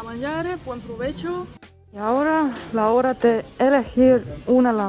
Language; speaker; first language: Spanish; non-native, fluent; Estonian